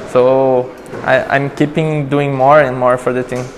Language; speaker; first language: English; non-native, learner; Portuguese